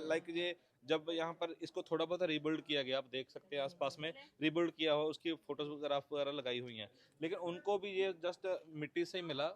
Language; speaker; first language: Hindi; non-native, local second language; Punjabi